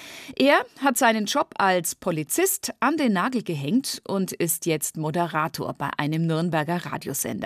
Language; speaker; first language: German; native; German